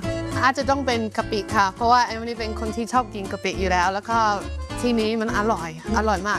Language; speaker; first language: Thai; non-native, fluent; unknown